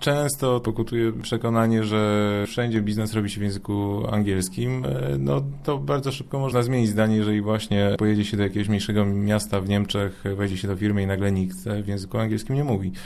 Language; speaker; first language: Polish; native; Polish